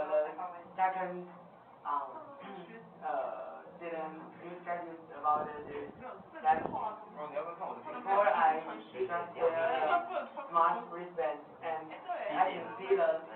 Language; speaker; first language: English; non-native, learner; Chinese